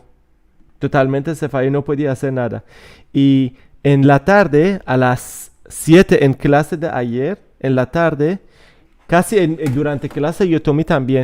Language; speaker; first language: Spanish; non-native, fluent; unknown